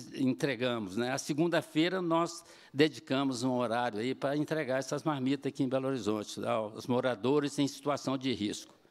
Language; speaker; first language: Portuguese; native; Portuguese